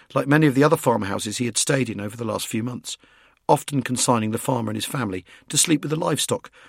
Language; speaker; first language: English; native; English